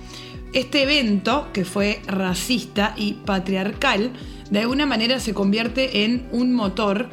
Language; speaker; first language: Spanish; native; Spanish